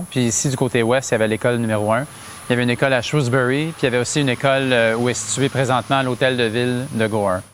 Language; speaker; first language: French; native; French